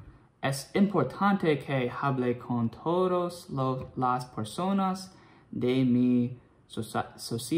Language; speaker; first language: Spanish; non-native, learner; English